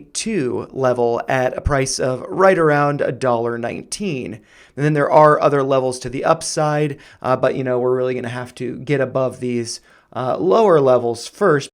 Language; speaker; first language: English; native; English